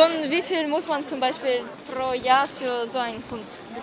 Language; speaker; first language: German; non-native, learner; Russian